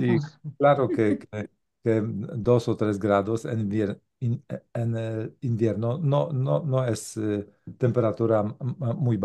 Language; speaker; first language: Spanish; non-native, learner; Polish